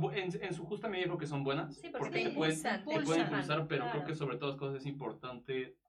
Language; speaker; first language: Spanish; native; Spanish